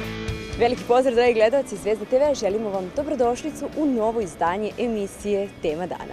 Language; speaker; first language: Serbian; native; Serbian